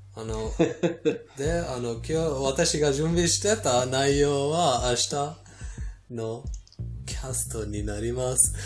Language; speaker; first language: Japanese; non-native, fluent; Persian